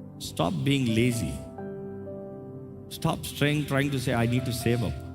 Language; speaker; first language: English; non-native, local second language; Telugu